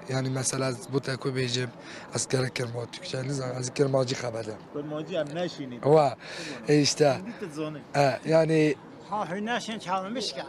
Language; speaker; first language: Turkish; non-native, local second language; Kurdish